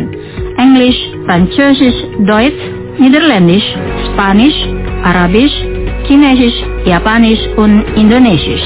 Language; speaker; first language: German; non-native, fluent; Indonesian